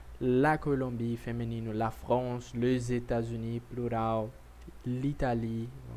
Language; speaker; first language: French; non-native, learner; Portuguese